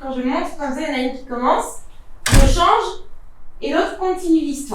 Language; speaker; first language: French; native; French